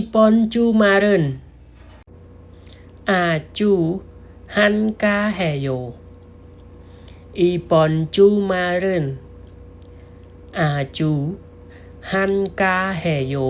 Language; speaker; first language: Korean; non-native, learner; Khmer